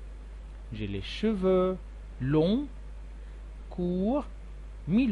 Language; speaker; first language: French; non-native, fluent; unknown